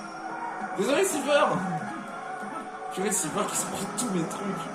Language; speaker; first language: French; native; French